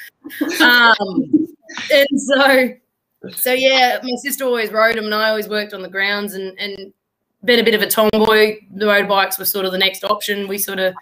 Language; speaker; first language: English; native; English